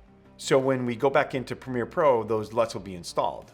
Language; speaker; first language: English; native; English